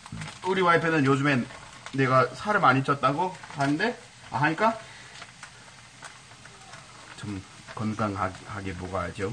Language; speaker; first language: Korean; non-native, fluent; English